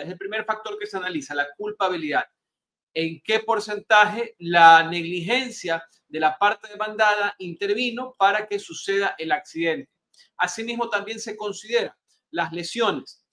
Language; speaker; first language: Spanish; native; Spanish